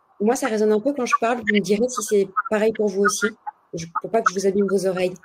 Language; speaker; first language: French; native; French